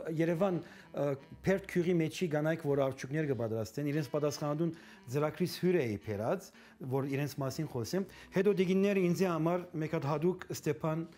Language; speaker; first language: Armenian; early bilingual, heritage; Armenian